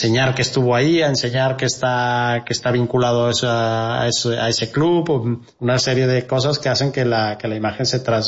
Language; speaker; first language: Spanish; native; Spanish